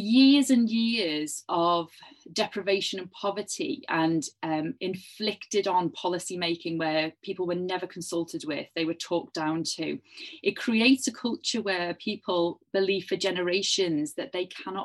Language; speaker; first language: English; native; English